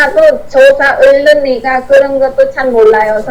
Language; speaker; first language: Korean; non-native, learner; Vietnamese